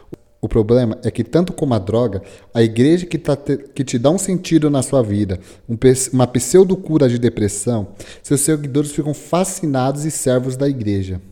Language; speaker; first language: Portuguese; native; Portuguese